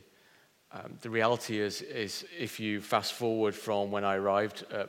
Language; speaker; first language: English; native; English